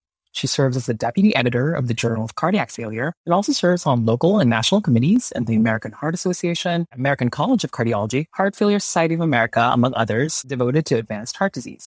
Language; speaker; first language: English; non-native, local second language; Filipino